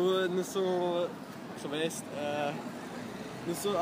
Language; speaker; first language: French; non-native, learner; Dutch